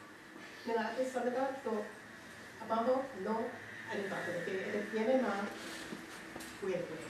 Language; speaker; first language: Spanish; non-native, learner; Chinese